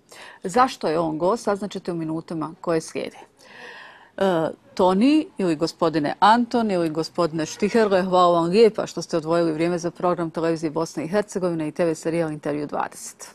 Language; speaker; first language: Serbian; native; Serbian